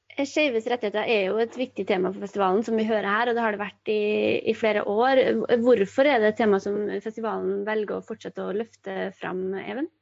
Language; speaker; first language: Norwegian; native; Norwegian